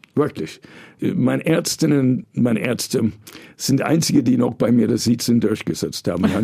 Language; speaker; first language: German; non-native, fluent; English